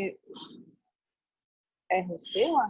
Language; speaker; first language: French; non-native, learner; Portuguese